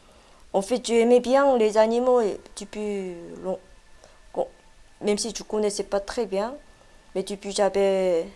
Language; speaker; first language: French; non-native, fluent; Korean